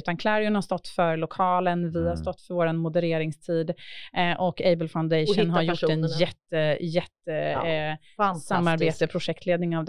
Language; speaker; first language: Swedish; native; Swedish